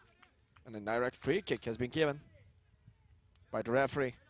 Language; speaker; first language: English; non-native, fluent; Turkish